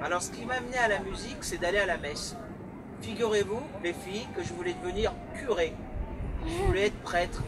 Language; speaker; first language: French; early bilingual, other home language; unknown